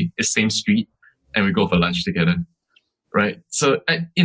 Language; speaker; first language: English; native; English